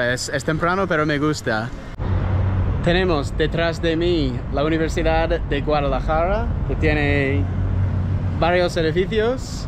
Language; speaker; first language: Spanish; non-native, fluent; English